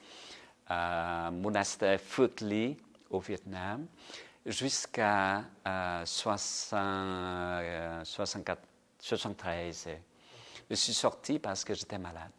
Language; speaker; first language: French; non-native, fluent; Vietnamese